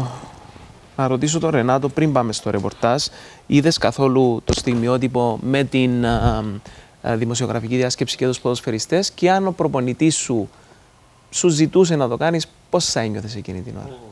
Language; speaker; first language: Greek; native; Greek